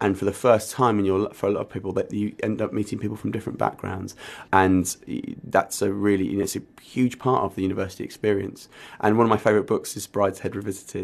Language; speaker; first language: English; native; English